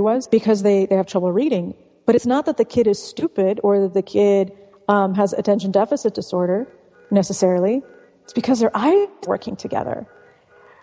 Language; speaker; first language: English; early bilingual, other home language; Russian